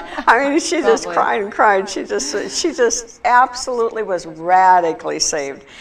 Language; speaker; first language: English; native; English